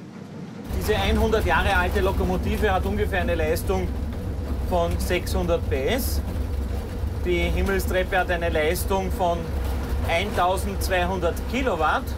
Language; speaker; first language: German; native; German